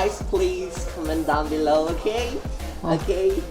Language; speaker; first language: English; non-native, learner; Chinese